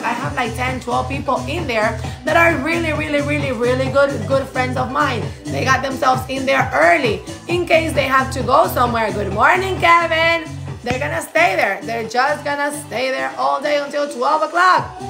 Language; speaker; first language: English; non-native, fluent; Spanish